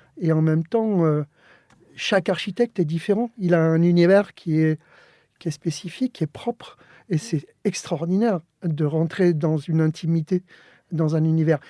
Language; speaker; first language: French; early bilingual, other home language; Spanish